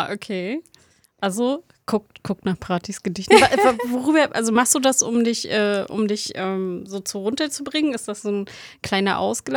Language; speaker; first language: German; native; German